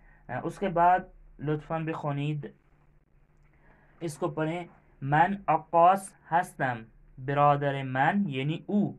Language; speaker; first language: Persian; non-native, fluent; Urdu